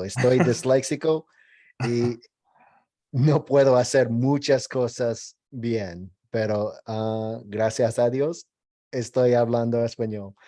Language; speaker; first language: Spanish; non-native, learner; English